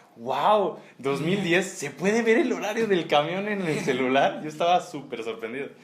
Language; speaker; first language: Spanish; native; Spanish